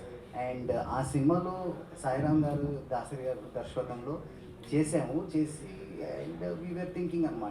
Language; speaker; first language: Telugu; native; Telugu